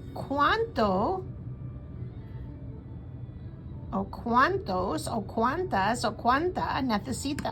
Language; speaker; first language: Spanish; non-native, fluent; English